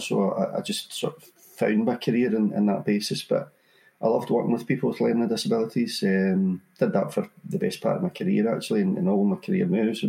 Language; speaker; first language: English; native; English